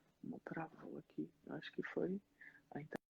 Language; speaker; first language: Portuguese; native; Portuguese